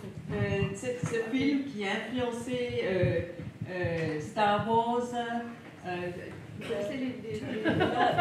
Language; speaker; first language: French; non-native, fluent; Danish